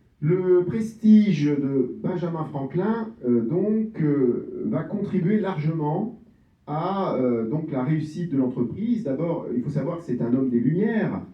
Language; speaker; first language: French; native; French